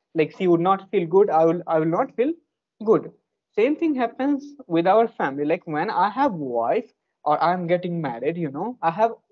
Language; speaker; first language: English; non-native, local second language; Hindi